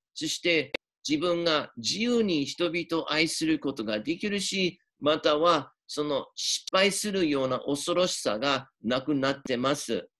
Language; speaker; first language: Japanese; native; Japanese